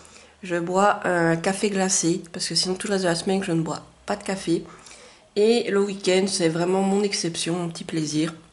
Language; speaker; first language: French; native; French